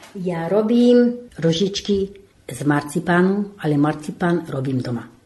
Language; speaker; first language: Slovak; non-native, local second language; Hungarian